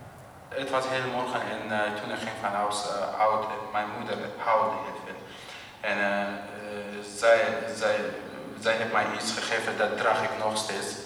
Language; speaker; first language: Dutch; non-native, learner; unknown